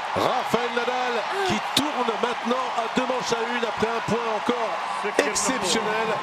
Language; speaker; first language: French; native; French